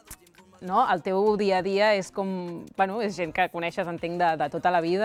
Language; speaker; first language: Catalan; native; Catalan